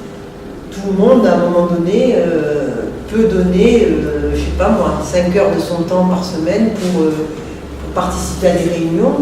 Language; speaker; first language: French; native; French